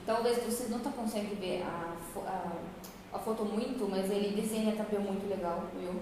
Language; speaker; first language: Portuguese; non-native, fluent; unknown